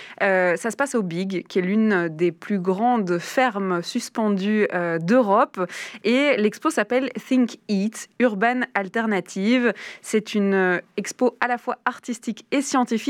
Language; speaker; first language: French; native; French